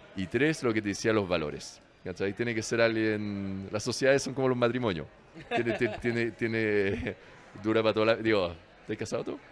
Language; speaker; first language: Spanish; non-native, fluent; French